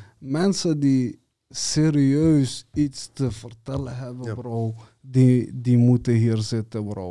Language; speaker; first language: Dutch; early bilingual, other home language; Serbian